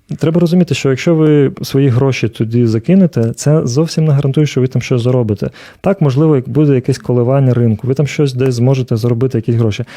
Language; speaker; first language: Ukrainian; native; Ukrainian